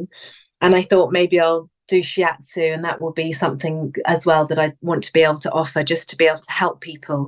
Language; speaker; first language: English; native; English